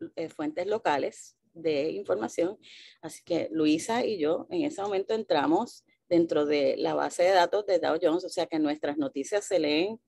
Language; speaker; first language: Spanish; early bilingual, heritage; Spanish